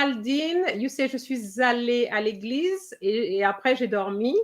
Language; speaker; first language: French; non-native, fluent; English